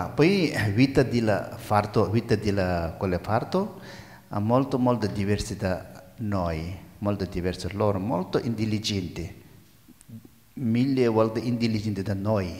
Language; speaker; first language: Italian; non-native, learner; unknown